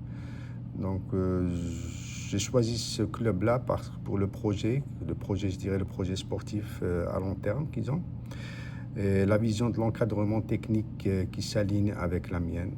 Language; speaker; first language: French; non-native, local second language; Arabic